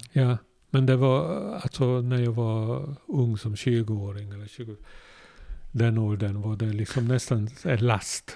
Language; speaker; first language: Swedish; non-native, fluent; Hungarian